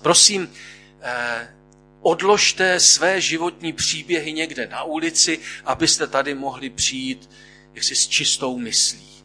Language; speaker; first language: Czech; native; Czech